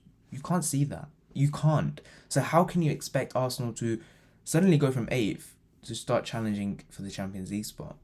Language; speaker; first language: English; native; English